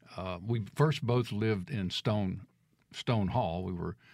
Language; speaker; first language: English; native; English